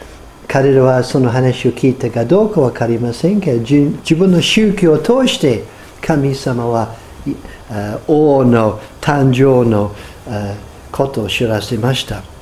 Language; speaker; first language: Japanese; non-native, fluent; English